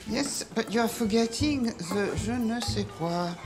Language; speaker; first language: English; native; English